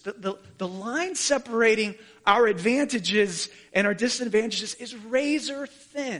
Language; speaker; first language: English; native; English